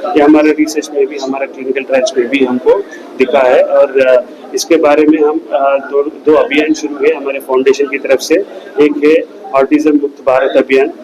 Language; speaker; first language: Hindi; non-native, local second language; Telugu